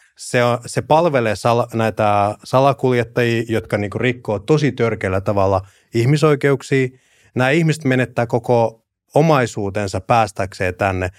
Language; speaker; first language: Finnish; early bilingual, other home language; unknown